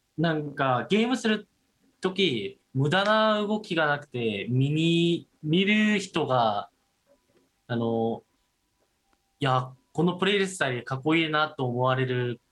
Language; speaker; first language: Japanese; non-native, fluent; Korean